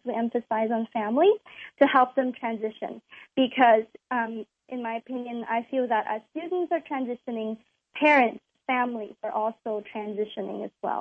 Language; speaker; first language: English; non-native, local second language; Cantonese